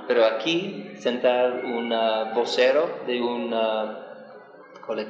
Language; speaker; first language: Spanish; non-native, learner; English